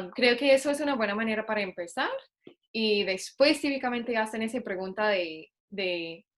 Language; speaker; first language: Spanish; non-native, fluent; English